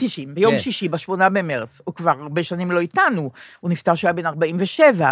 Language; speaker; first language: Hebrew; native; Hebrew